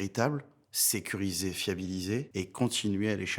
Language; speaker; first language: French; native; French